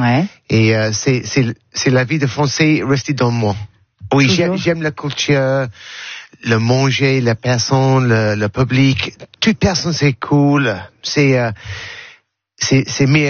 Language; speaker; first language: French; non-native, learner; English